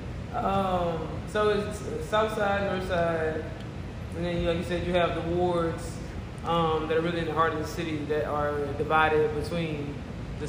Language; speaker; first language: English; native; English